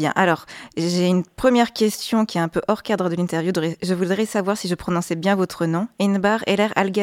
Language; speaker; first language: French; native; French